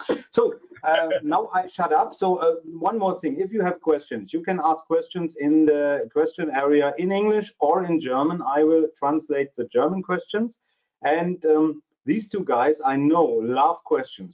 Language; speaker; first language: English; non-native, fluent; German